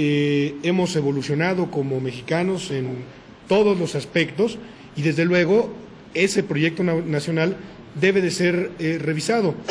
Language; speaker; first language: Spanish; native; Spanish